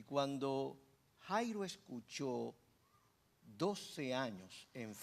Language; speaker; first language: Spanish; native; Spanish